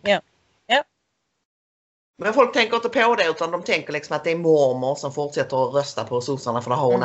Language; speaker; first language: Swedish; native; Swedish